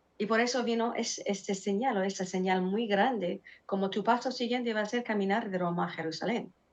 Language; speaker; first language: Spanish; non-native, fluent; Arabic